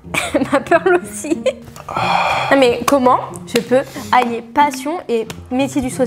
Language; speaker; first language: French; native; French